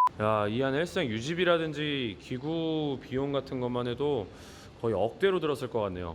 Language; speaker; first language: Korean; native; Korean